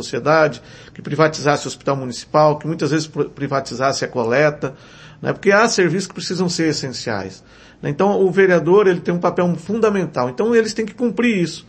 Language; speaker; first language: Portuguese; native; Portuguese